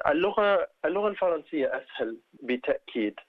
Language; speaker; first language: Arabic; non-native, fluent; English